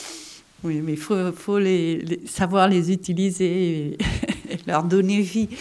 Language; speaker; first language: French; non-native, fluent; Catalan